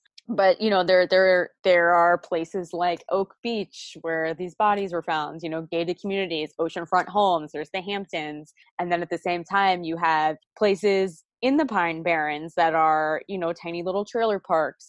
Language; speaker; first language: English; native; English